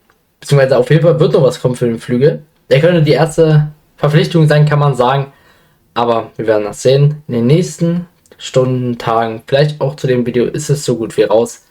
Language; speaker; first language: German; native; German